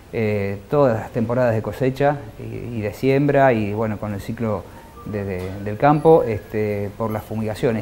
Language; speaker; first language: Spanish; native; Spanish